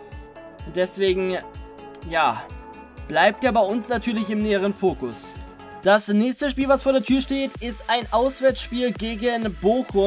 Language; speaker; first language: German; native; German